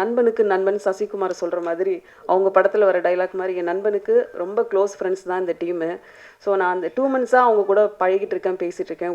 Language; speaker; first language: Tamil; native; Tamil